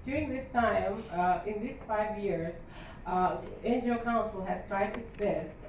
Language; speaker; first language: English; non-native, fluent; Azerbaijani